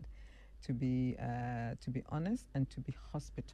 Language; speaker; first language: English; non-native, local second language; Akan